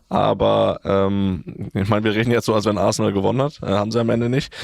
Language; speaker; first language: German; native; German